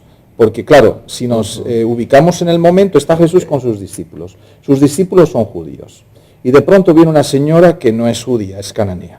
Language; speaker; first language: Spanish; native; Spanish